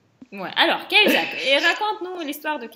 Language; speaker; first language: French; non-native, fluent; Russian